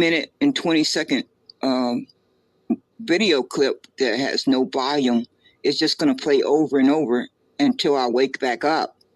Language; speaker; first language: English; native; English